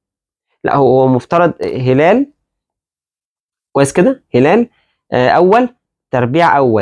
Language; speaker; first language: Arabic; native; Arabic